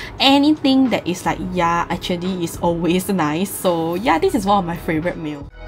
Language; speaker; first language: English; non-native, local second language; Chinese